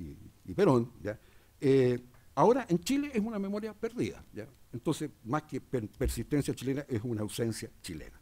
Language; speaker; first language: Spanish; native; Spanish